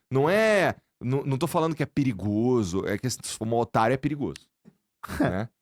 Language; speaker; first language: Portuguese; native; Portuguese